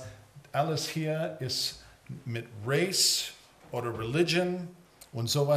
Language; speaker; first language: German; early bilingual, heritage; English